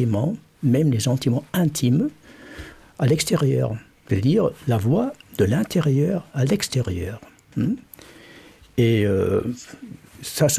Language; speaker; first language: French; non-native, fluent; German